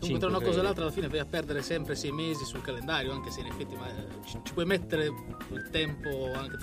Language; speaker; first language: Italian; native; Italian